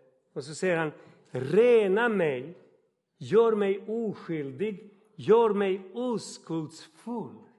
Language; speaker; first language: Swedish; non-native, fluent; Serbian